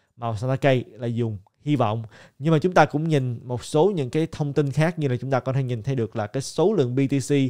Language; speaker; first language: Vietnamese; native; Vietnamese